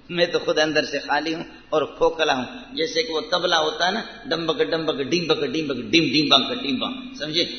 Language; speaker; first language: Urdu; non-native, local second language; Brahui